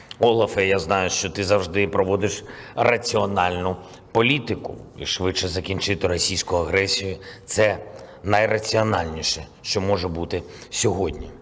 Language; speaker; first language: Ukrainian; non-native, local second language; Russian